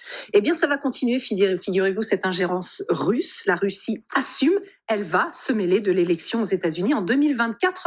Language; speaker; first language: French; native; French